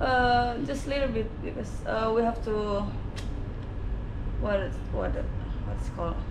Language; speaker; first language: English; non-native, learner; Indonesian